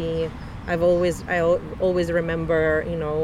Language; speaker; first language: English; non-native, fluent; Russian